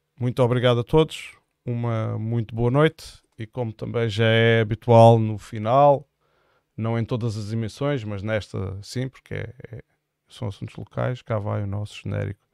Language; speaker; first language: Portuguese; native; Portuguese